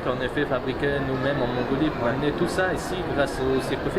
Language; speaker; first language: French; non-native, fluent; Mongolian